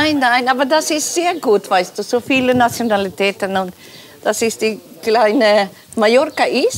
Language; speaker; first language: German; non-native, learner; Polish